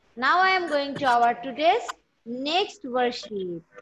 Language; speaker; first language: English; non-native, local second language; Bangla